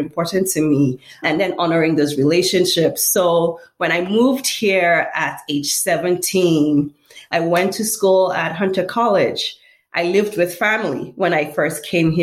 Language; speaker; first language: English; non-native, local second language; Yoruba